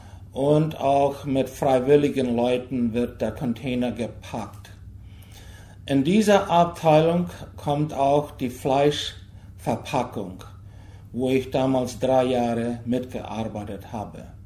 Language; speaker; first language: German; early bilingual, heritage; German